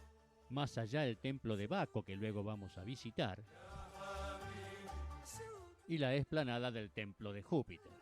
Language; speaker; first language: Spanish; native; Spanish